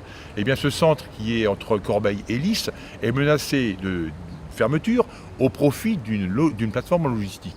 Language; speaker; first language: French; native; French